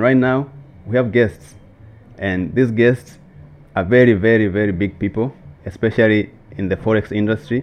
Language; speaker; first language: English; non-native, local second language; Swahili